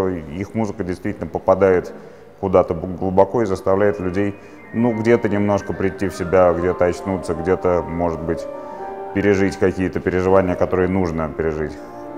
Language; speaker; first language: Russian; native; Russian